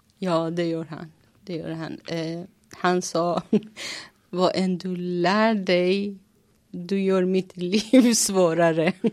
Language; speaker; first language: Swedish; non-native, fluent; Persian